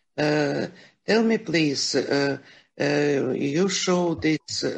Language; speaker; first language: English; non-native, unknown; Ukrainian